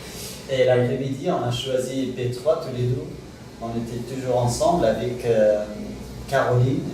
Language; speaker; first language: French; non-native, fluent; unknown